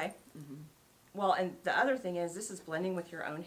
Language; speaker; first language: English; native; English